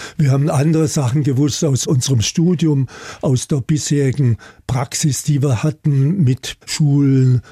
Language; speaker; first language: German; native; German